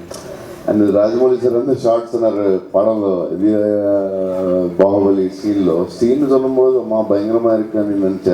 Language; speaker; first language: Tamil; non-native, local second language; Telugu